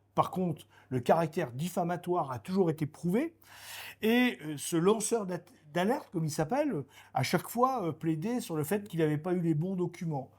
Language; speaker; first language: French; native; French